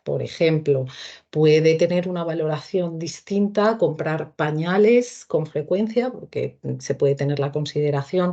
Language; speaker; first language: Spanish; native; Spanish